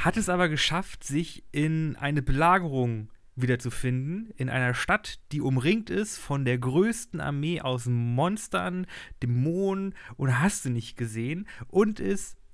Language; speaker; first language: German; native; German